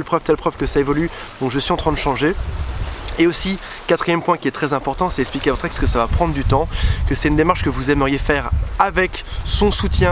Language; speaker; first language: French; native; French